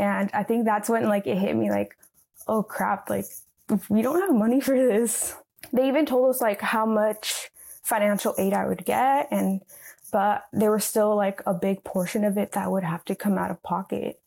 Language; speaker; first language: English; native; English